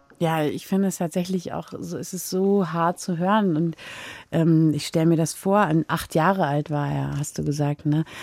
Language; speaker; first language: German; native; German